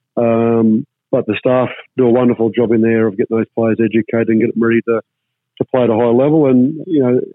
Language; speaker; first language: English; native; English